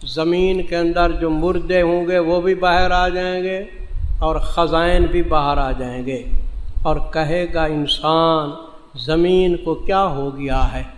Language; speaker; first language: Urdu; non-native, local second language; Saraiki